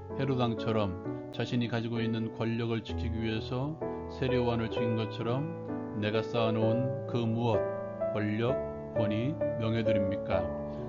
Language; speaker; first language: Korean; native; Korean